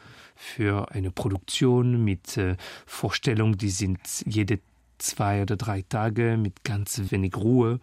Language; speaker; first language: German; non-native, fluent; French